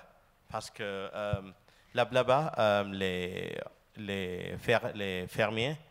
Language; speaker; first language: French; non-native, learner; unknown